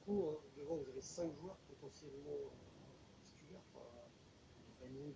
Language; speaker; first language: French; native; French